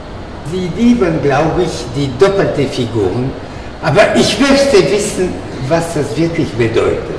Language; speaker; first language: German; non-native, fluent; French